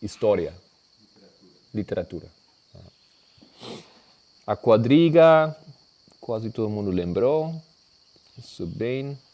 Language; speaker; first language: Portuguese; non-native, fluent; Spanish